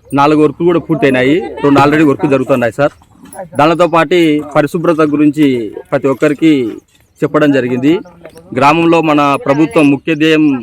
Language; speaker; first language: Telugu; native; Telugu